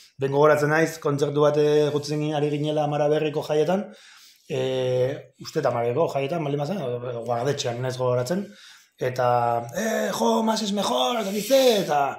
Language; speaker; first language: Basque; non-native, local second language; Spanish